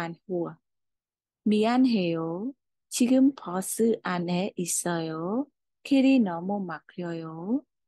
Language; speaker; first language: Korean; non-native, fluent; Khmer